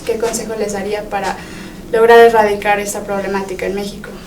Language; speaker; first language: Spanish; native; Spanish